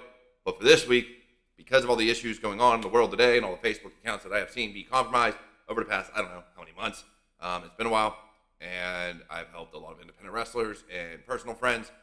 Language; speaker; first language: English; native; English